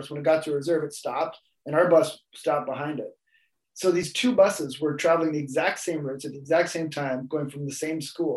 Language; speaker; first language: English; native; English